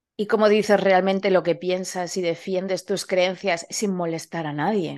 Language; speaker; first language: Spanish; non-native, local second language; Catalan